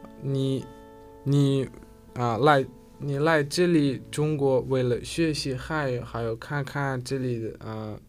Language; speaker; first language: Chinese; non-native, learner; Uzbek